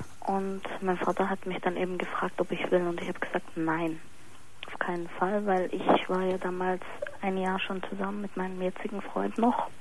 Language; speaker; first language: German; early bilingual, other home language; Turkish